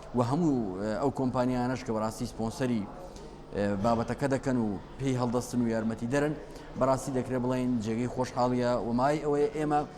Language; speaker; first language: Central Kurdish; native; Central Kurdish